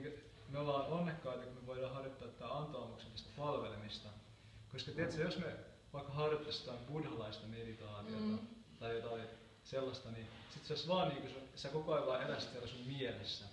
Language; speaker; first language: Finnish; native; Finnish